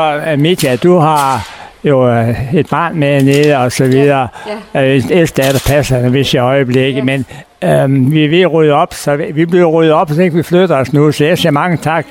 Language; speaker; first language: Danish; native; Danish